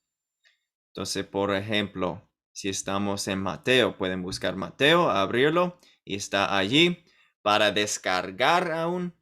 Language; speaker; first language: Spanish; non-native, fluent; English